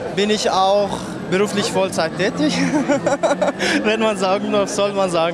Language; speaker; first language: German; non-native, learner; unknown